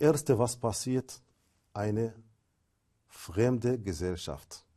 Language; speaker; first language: German; non-native, fluent; Arabic